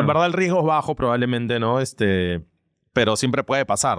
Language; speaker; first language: Spanish; native; Spanish